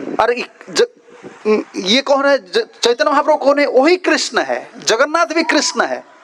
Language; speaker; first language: Hindi; non-native, local second language; Odia